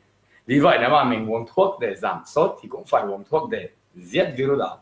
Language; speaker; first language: Vietnamese; non-native, fluent; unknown